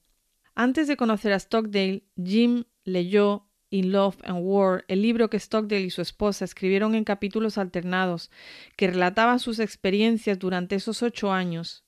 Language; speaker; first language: Spanish; native; Spanish